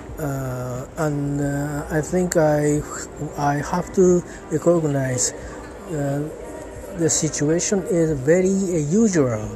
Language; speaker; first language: English; non-native, learner; Japanese